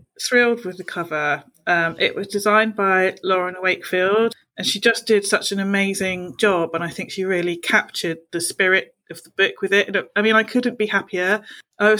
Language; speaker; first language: English; native; English